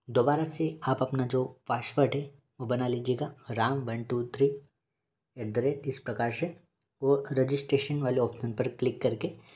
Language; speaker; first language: Hindi; native; Hindi